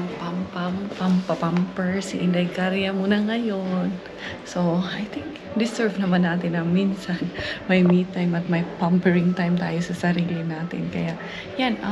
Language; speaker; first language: Filipino; non-native, local second language; Cebuano